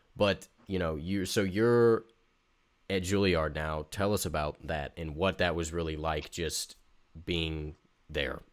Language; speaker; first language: English; native; English